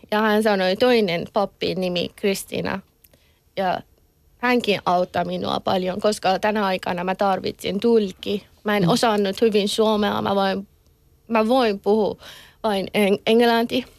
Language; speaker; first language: Finnish; non-native, learner; Persian